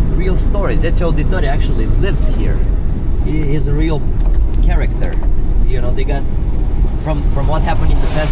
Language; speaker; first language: English; non-native, local second language; Italian